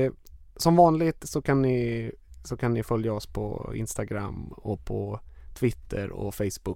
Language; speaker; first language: Swedish; native; Swedish